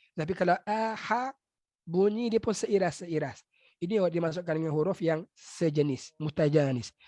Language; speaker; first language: Malay; native; Malay